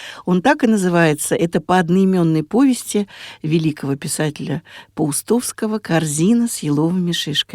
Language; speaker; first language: Russian; native; Russian